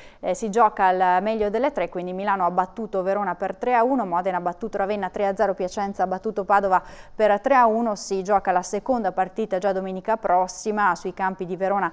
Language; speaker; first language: Italian; native; Italian